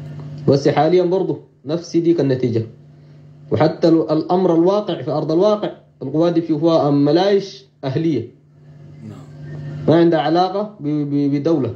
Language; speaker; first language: Arabic; native; Arabic